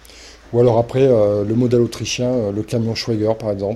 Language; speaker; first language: French; native; French